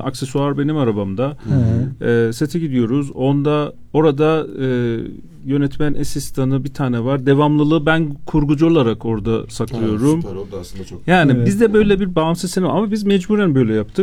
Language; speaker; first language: Turkish; non-native, fluent; Azerbaijani